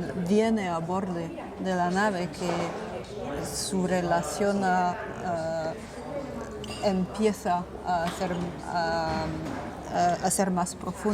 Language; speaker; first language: Spanish; non-native, fluent; French